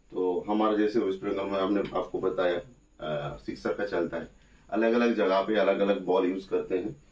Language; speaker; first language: Hindi; non-native, local second language; Bangla